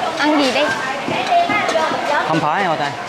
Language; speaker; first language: Vietnamese; native; Vietnamese